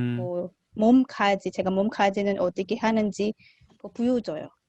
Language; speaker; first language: Korean; non-native, learner; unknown